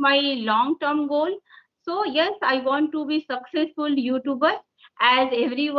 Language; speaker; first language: English; non-native, local second language; Hindi